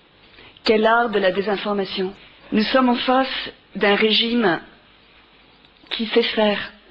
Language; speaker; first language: French; non-native, fluent; Spanish